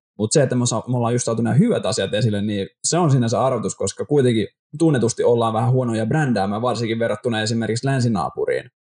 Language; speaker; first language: Finnish; native; Finnish